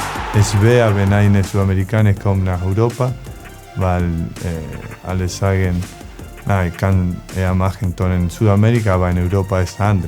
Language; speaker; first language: German; non-native, learner; Spanish